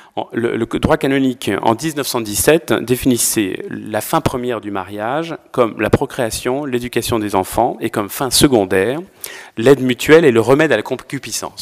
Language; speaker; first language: French; native; French